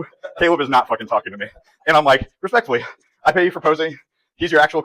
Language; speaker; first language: English; native; English